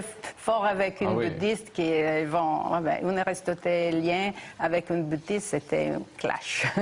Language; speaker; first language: French; non-native, fluent; Italian